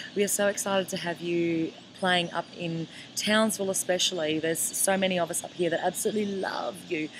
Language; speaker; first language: English; native; English